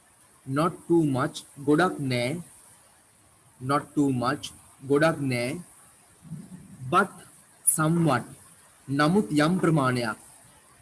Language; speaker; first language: English; non-native, local second language; Sinhala